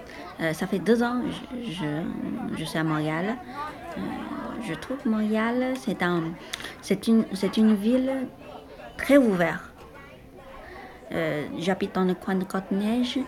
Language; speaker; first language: French; non-native, learner; Chinese